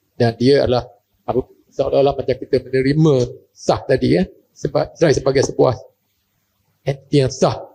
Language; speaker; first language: Malay; native; Malay